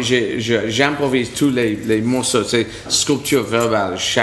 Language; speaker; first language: French; non-native, learner; English